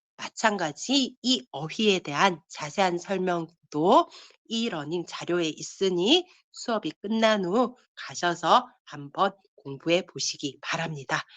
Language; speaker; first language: Korean; native; Korean